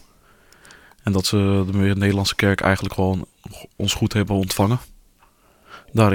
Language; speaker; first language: Dutch; early bilingual, other home language; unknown